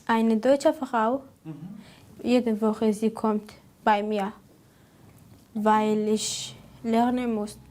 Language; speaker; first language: German; non-native, learner; Kurdish